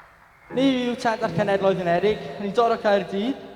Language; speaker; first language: Welsh; native; Welsh